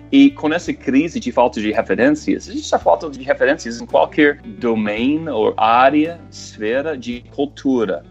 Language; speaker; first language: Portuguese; non-native, fluent; English